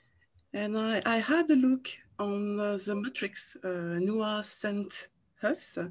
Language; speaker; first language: English; non-native, learner; French